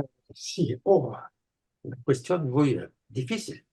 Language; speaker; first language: Spanish; non-native, fluent; French